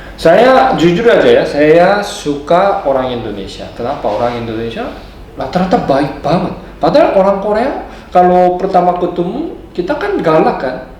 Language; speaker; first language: Indonesian; non-native, fluent; Korean